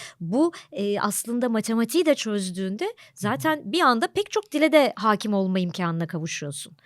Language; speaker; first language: Turkish; native; Turkish